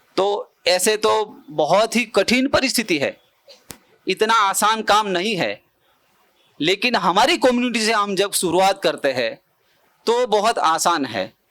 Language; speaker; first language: Hindi; non-native, local second language; Bhili